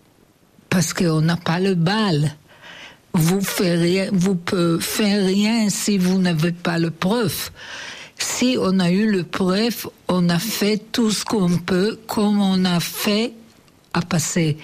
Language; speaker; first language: French; non-native, learner; Hebrew